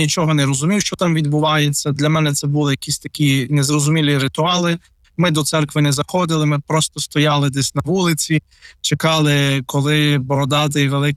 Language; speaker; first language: Ukrainian; non-native, local second language; Russian